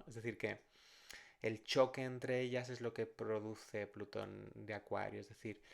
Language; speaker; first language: Spanish; native; Spanish